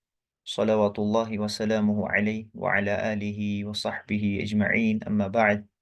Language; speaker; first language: Arabic; non-native, fluent; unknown